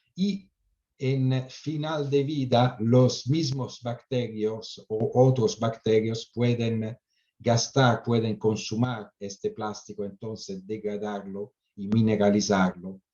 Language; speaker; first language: Spanish; non-native, fluent; Italian